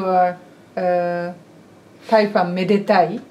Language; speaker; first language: Dutch; non-native, fluent; Japanese